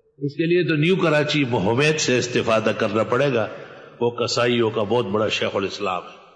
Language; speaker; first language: Urdu; non-native, local second language; Pashto